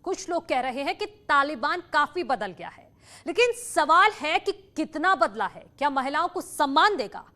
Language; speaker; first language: Hindi; native; Hindi